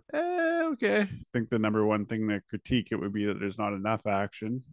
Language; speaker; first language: English; native; English